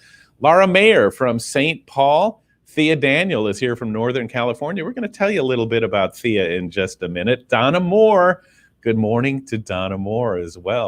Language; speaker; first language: English; native; English